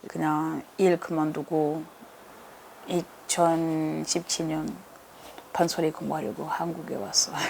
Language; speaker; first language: Korean; non-native, learner; French